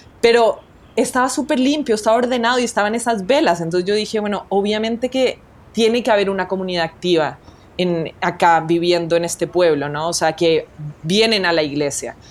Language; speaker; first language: Spanish; native; Spanish